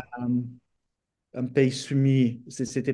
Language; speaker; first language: French; non-native, fluent; English